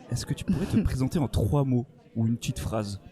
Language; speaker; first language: French; native; French